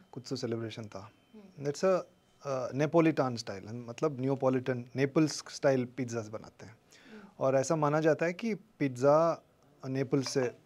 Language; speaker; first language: Hindi; non-native, local second language; Kodava